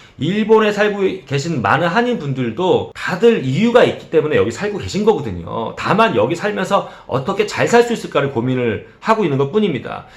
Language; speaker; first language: Korean; native; Korean